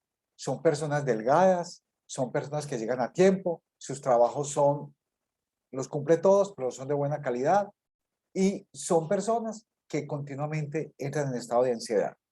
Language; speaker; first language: Spanish; native; Spanish